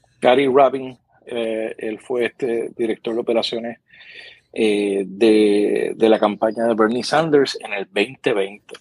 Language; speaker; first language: Spanish; native; Spanish